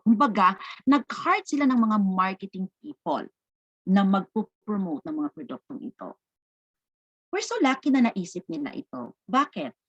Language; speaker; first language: Filipino; non-native, local second language; Cebuano